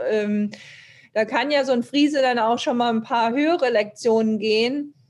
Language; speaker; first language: German; native; German